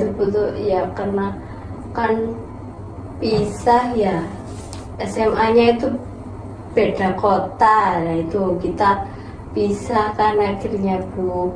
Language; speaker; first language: Indonesian; native; Indonesian